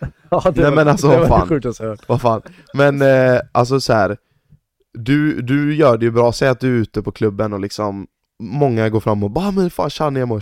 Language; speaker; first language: Swedish; native; Swedish